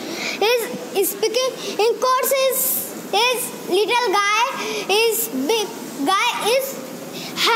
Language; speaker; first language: English; non-native, learner; Hindi